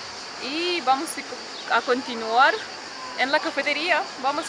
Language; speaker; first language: Spanish; non-native, fluent; Russian